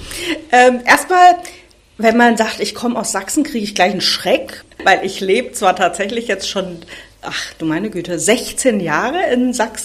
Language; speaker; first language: German; native; German